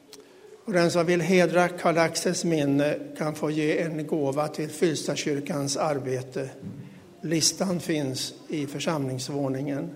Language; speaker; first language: Swedish; native; Swedish